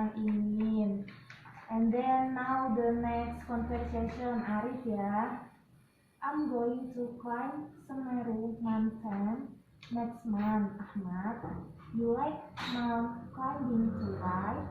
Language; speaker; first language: English; non-native, learner; Indonesian